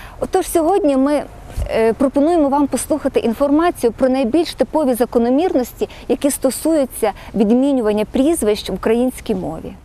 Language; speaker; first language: Ukrainian; native; Ukrainian